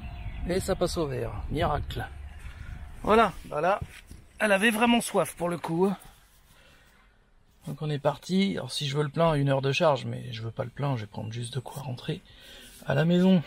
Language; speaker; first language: French; native; French